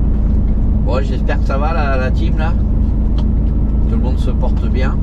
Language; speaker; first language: French; native; French